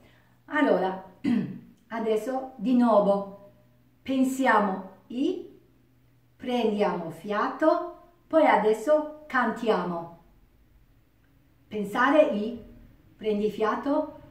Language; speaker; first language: Italian; non-native, learner; Japanese